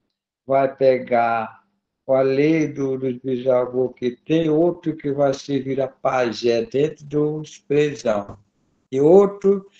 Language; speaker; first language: Portuguese; non-native, local second language; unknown